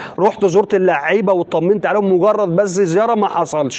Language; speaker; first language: Arabic; native; Arabic